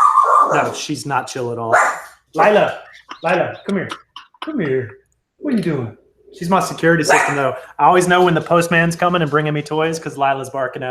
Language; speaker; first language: English; native; English